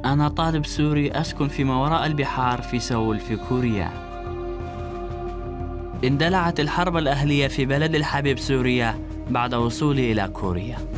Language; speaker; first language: Arabic; native; Arabic